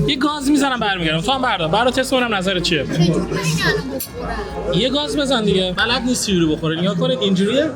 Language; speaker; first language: Persian; native; Persian